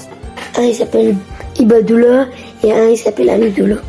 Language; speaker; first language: French; early bilingual, other home language; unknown